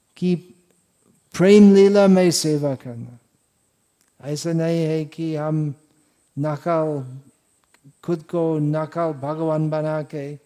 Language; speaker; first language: Hindi; non-native, fluent; English